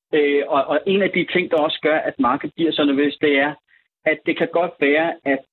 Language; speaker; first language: Danish; native; Danish